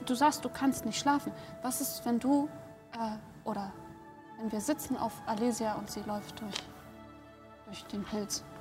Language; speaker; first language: German; non-native, learner; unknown